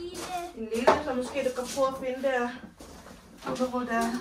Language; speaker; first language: Danish; non-native, learner; Filipino